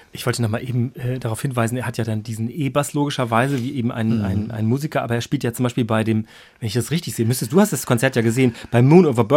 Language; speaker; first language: German; native; German